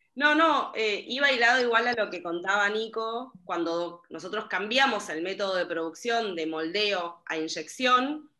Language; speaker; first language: Spanish; native; Spanish